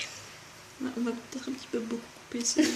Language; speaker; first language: French; native; French